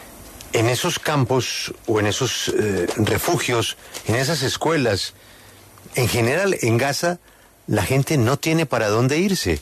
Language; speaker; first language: Spanish; native; Spanish